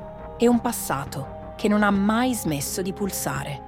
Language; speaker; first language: Italian; native; Italian